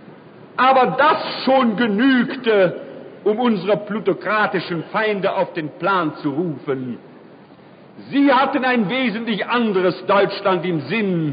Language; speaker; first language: German; native; German